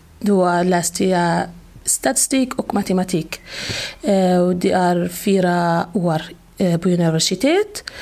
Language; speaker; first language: Swedish; non-native, fluent; Arabic